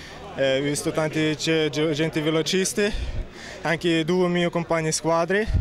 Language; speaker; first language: Italian; non-native, learner; Uzbek